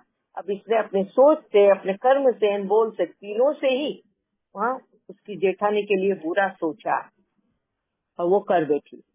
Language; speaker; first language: Hindi; native; Hindi